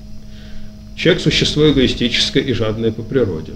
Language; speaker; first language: Russian; native; Russian